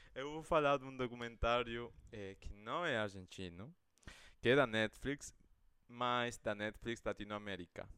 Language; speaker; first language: Portuguese; non-native, fluent; Spanish